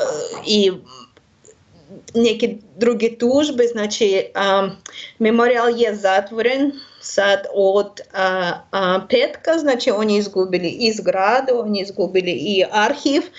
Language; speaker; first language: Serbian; non-native, learner; Russian